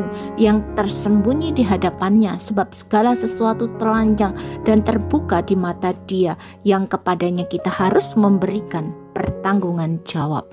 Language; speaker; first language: Indonesian; native; Indonesian